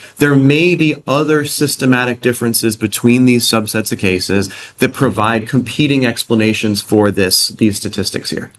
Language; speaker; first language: English; native; English